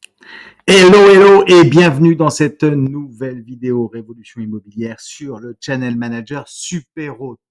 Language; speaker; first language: French; native; French